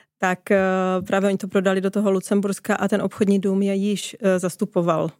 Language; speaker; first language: Czech; native; Czech